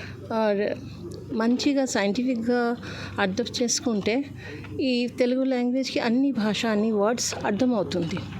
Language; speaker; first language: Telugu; non-native, learner; Bangla